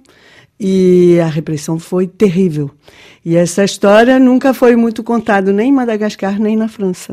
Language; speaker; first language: Portuguese; non-native, fluent; French